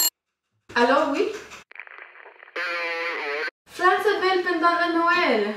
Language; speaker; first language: French; non-native, learner; English